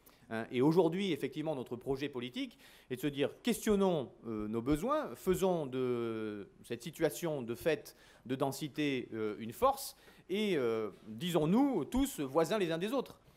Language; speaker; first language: French; native; French